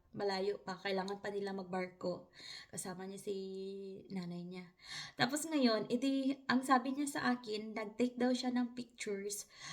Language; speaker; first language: Filipino; non-native, local second language; Hiligaynon